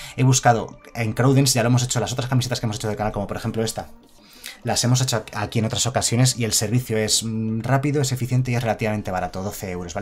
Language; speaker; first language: Spanish; native; Spanish